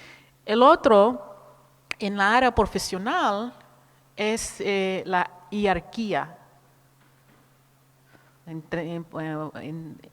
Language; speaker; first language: Spanish; non-native, fluent; Portuguese